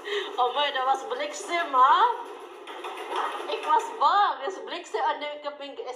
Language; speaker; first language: Dutch; non-native, learner; Filipino